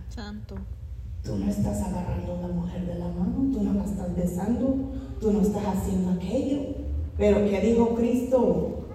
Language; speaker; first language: Spanish; non-native, fluent; English